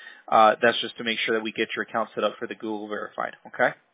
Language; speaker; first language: English; early bilingual, other home language; Spanish